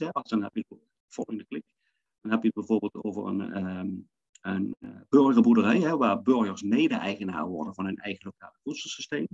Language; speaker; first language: Dutch; native; Dutch